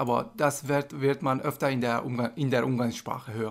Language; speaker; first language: German; non-native, fluent; Persian